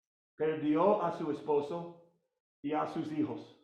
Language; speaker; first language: Spanish; non-native, learner; English